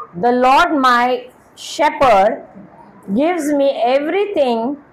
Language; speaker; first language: English; non-native, local second language; Marathi